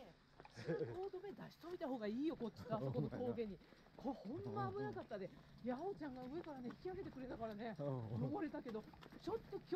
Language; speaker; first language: Japanese; native; Japanese